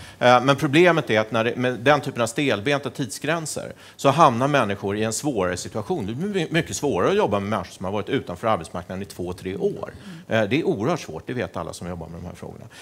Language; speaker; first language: Swedish; native; Swedish